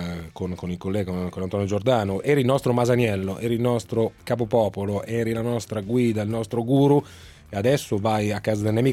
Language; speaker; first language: Italian; native; Italian